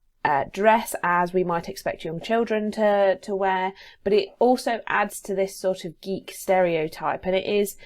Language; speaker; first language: English; native; English